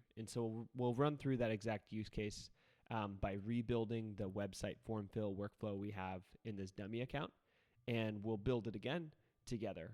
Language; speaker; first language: English; native; English